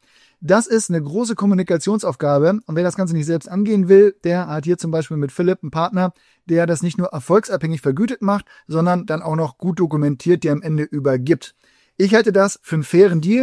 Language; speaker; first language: German; native; German